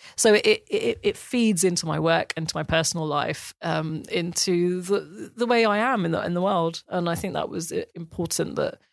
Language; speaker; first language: English; native; English